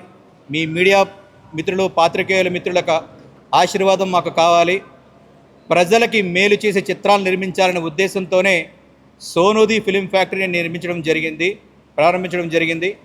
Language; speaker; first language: Telugu; native; Telugu